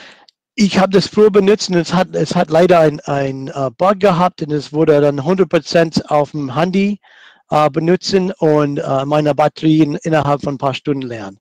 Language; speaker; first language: German; non-native, fluent; English